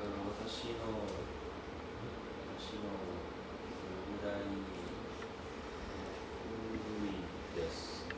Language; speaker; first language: Japanese; non-native, learner; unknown